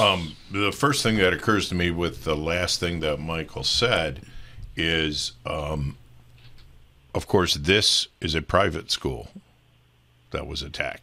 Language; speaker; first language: English; native; English